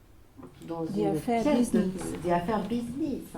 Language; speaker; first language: French; native; French